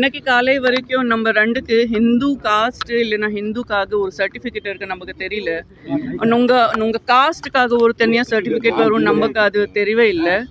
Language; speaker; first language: Tamil; non-native, learner; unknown